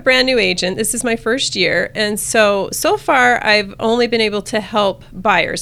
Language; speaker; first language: English; native; English